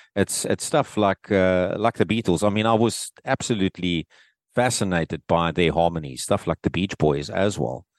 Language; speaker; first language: English; native; English